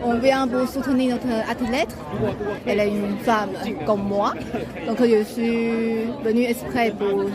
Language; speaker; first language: French; non-native, fluent; Chinese